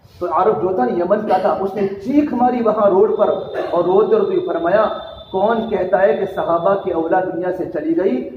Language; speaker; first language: Urdu; non-native, local second language; Gujarati